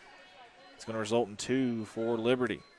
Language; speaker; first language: English; native; English